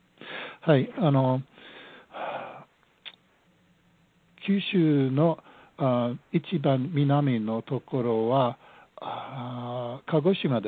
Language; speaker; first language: Japanese; non-native, learner; English